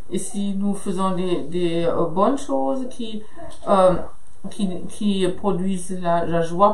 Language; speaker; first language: French; non-native, fluent; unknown